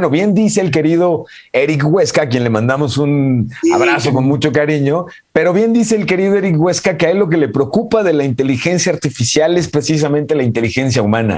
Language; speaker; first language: Spanish; native; Spanish